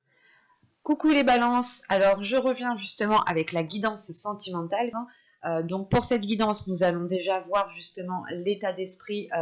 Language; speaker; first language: French; native; French